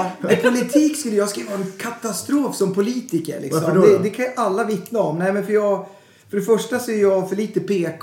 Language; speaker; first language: Swedish; native; Swedish